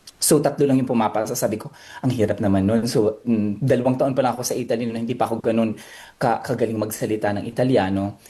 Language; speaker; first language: Filipino; native; Filipino